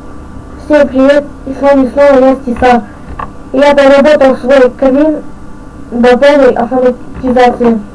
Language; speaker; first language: Russian; native; Russian